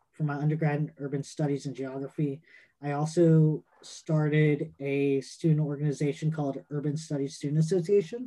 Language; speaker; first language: English; native; English